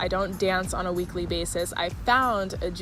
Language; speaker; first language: English; native; English